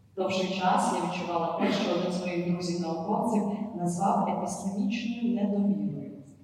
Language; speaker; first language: Ukrainian; native; Ukrainian